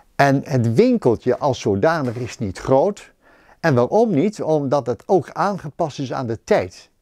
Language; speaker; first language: Dutch; native; Dutch